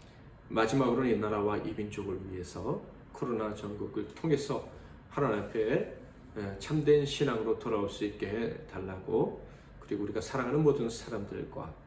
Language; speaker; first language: Korean; native; Korean